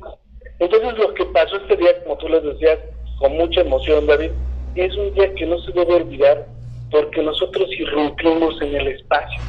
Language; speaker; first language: Spanish; native; Spanish